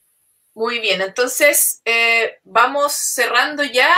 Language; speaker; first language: Spanish; native; Spanish